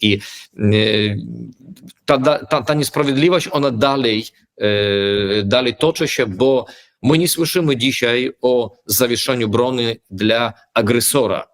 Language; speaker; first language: Polish; early bilingual, heritage; Polish